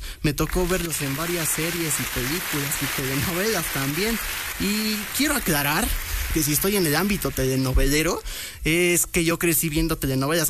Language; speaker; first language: Spanish; native; Spanish